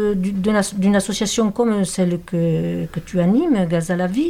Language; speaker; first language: French; native; French